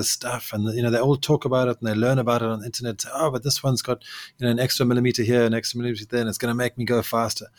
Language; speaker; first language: English; native; English